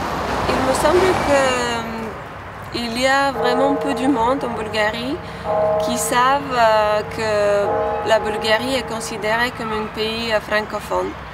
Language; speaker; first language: French; non-native, fluent; Bulgarian